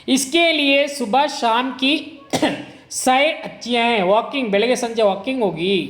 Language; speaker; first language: Hindi; non-native, local second language; Kannada